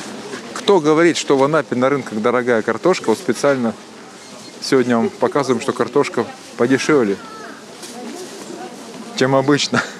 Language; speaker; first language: Russian; native; Russian